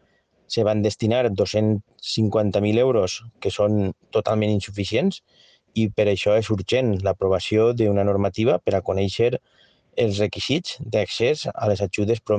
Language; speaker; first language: Catalan; native; Catalan